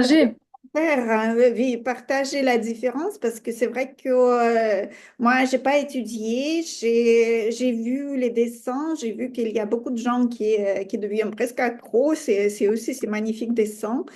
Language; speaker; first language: French; non-native, fluent; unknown